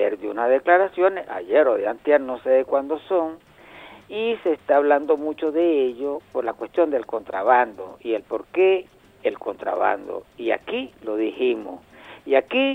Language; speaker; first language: Spanish; native; Spanish